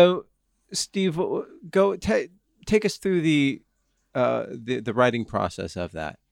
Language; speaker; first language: English; native; English